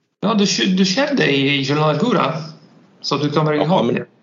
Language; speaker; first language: Swedish; non-native, learner; Polish